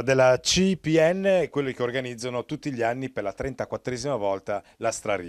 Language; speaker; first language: Italian; native; Italian